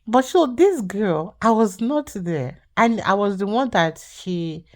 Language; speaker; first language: English; non-native, local second language; Yoruba